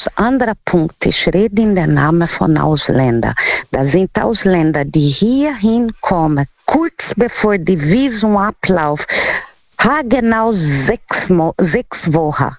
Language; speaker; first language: German; non-native, learner; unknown